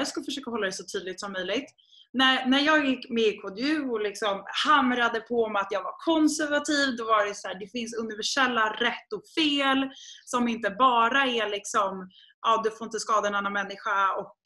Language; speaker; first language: Swedish; native; Swedish